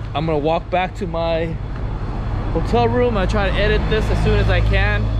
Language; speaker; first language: English; early bilingual, other home language; Vietnamese